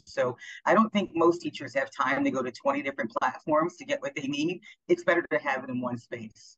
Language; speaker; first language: English; native; English